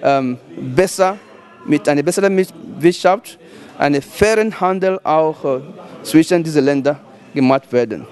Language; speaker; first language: German; non-native, fluent; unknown